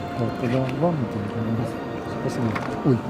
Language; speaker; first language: Russian; native; Russian